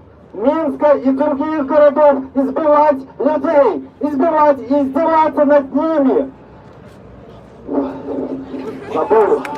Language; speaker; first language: Russian; native; Russian